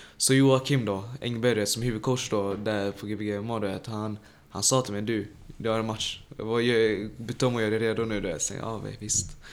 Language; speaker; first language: Swedish; early bilingual, other home language; Tajik